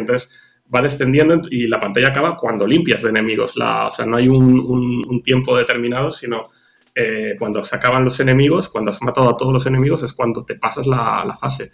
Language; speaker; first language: Spanish; native; Spanish